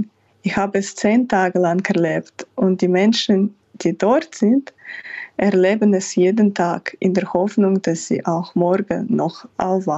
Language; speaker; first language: German; non-native, fluent; Ukrainian